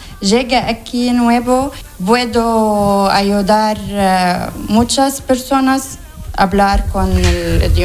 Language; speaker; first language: Spanish; non-native, learner; Arabic